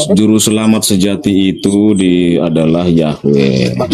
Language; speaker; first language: Indonesian; native; Indonesian